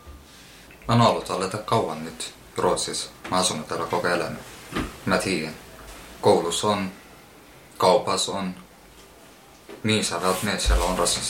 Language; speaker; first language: Finnish; early bilingual, heritage; Finnish